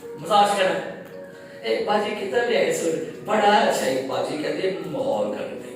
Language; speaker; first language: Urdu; non-native, local second language; Punjabi